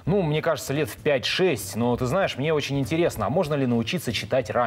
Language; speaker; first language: Russian; native; Russian